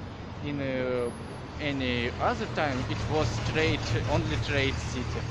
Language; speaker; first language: English; non-native, learner; Russian